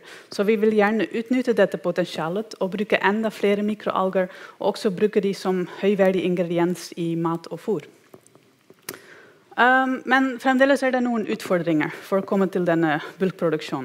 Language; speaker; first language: Norwegian; non-native, fluent; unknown